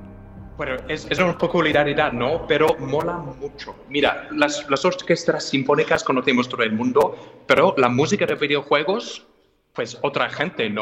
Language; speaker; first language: Spanish; non-native, fluent; English